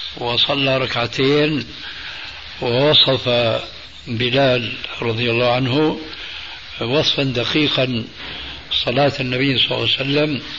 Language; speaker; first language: Arabic; early bilingual, other home language; Albanian